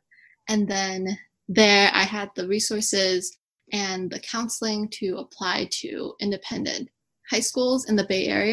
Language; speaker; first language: English; early bilingual, other home language; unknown